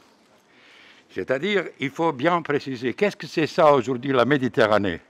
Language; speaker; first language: French; non-native, fluent; Bosnian